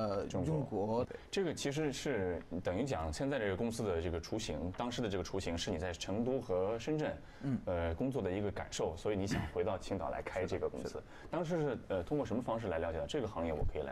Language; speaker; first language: Chinese; native; Chinese